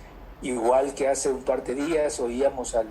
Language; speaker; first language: Spanish; native; Spanish